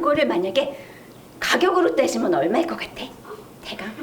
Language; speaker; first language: Korean; native; Korean